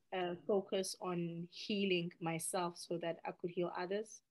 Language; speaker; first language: English; non-native, local second language; Xhosa